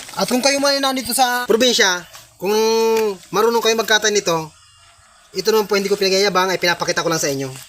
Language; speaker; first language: Filipino; non-native, local second language; Bikol